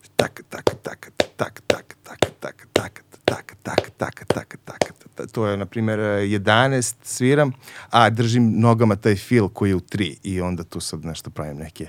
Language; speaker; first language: Serbian; native; Serbian